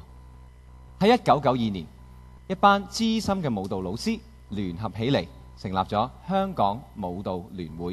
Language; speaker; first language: Chinese; non-native, local second language; Cantonese